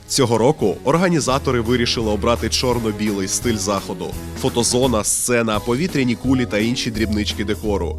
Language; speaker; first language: Ukrainian; native; Ukrainian